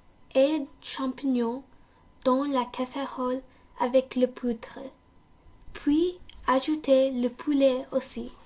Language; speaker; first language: French; non-native, learner; English